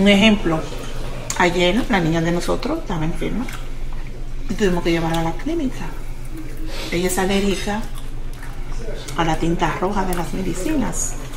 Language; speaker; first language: Spanish; early bilingual, heritage; Spanish